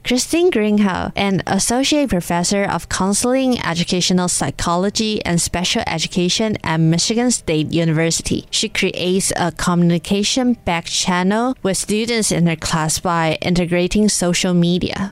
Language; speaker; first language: English; non-native, fluent; Chinese